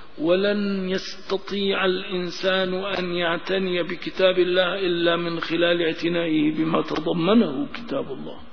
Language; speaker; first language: Arabic; non-native, local second language; Kurdish